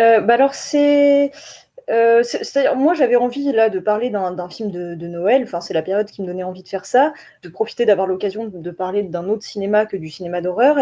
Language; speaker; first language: French; native; French